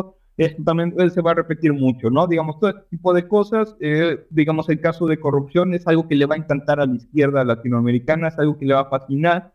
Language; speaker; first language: Spanish; native; Spanish